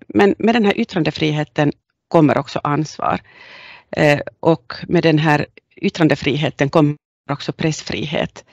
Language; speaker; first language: Swedish; native; Swedish